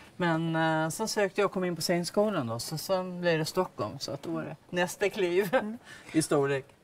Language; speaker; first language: Swedish; native; Swedish